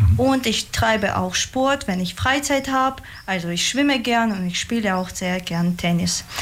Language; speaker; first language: German; non-native, fluent; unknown